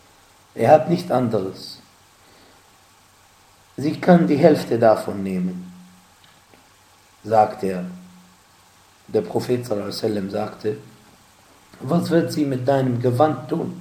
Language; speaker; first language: German; non-native, fluent; Arabic